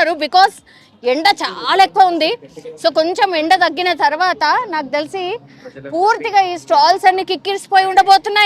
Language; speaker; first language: Telugu; native; Telugu